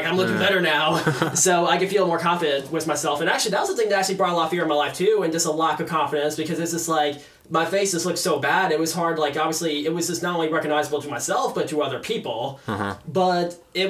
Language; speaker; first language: English; native; English